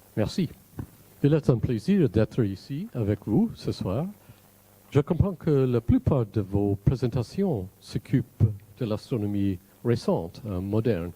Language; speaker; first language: French; non-native, fluent; English